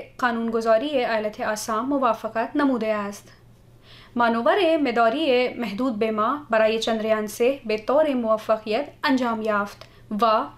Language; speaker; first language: Persian; non-native, fluent; Hindi